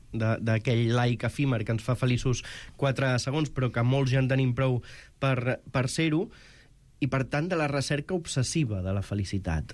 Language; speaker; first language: Catalan; native; Catalan